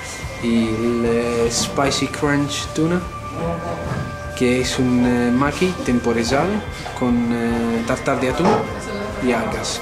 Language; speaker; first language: Spanish; non-native, fluent; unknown